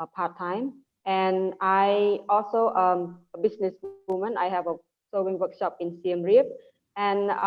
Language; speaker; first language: English; non-native, learner; Khmer